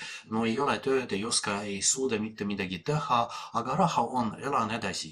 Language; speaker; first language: Estonian; non-native, fluent; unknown